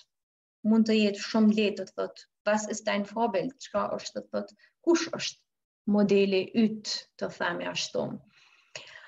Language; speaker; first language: German; non-native, fluent; Albanian